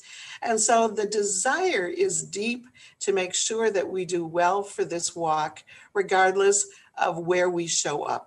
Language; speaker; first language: English; native; English